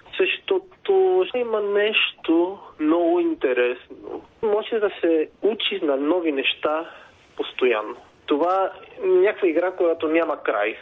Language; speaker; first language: Bulgarian; non-native, fluent; Spanish